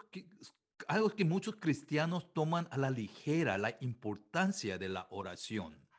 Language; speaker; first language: Spanish; non-native, fluent; Korean